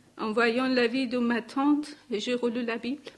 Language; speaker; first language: French; non-native, learner; Persian